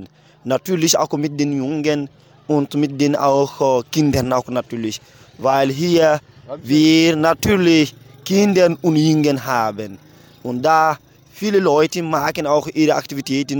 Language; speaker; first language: German; non-native, learner; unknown